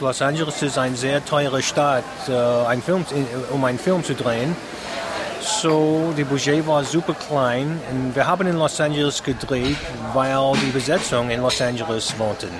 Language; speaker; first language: German; non-native, fluent; English